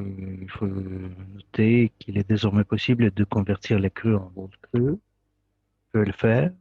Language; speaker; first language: French; non-native, fluent; Russian